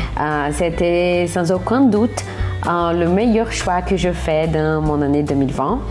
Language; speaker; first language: French; non-native, learner; Portuguese